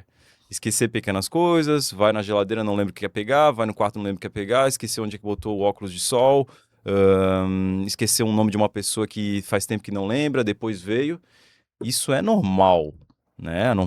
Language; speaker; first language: Portuguese; native; Portuguese